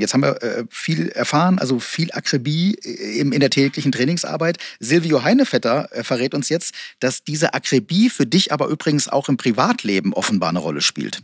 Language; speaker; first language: German; native; German